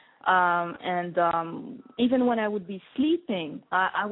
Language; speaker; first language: English; non-native, fluent; French